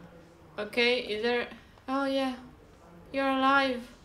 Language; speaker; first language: English; non-native, fluent; French